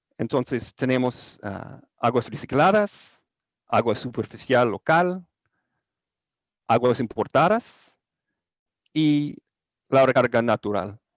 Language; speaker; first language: Spanish; non-native, learner; English